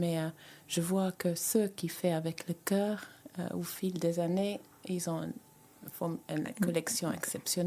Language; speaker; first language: French; native; French